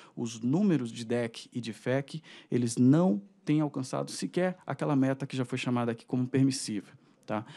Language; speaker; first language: Portuguese; native; Portuguese